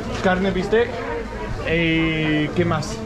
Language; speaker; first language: Spanish; non-native, fluent; Danish